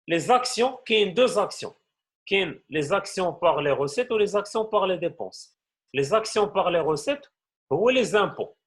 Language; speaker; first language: French; non-native, local second language; Arabic